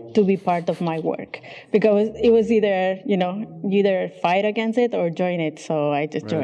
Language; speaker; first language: English; non-native, fluent; Catalan